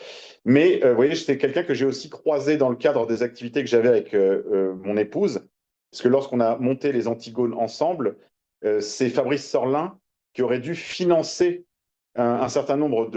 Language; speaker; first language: French; native; French